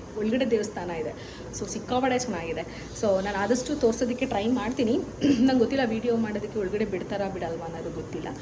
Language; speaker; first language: Kannada; native; Kannada